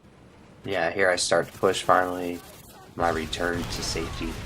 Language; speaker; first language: English; native; English